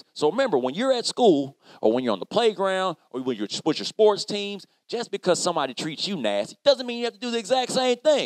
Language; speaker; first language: English; native; English